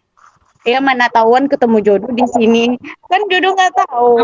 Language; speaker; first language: Indonesian; non-native, local second language; Minangkabau